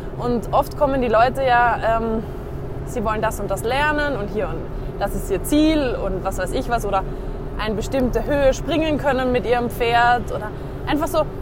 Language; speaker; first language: German; native; German